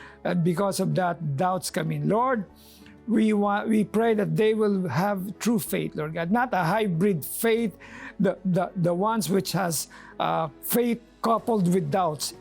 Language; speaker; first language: English; non-native, local second language; Filipino